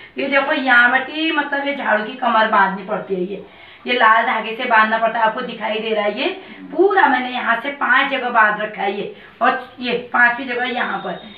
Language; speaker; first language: Hindi; native; Hindi